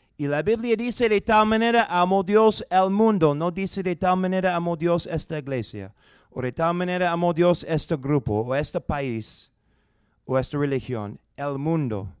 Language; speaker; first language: Spanish; non-native, fluent; English